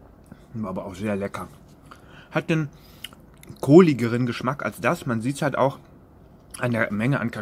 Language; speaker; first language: German; native; German